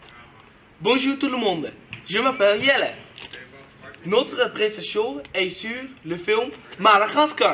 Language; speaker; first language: French; non-native, learner; Dutch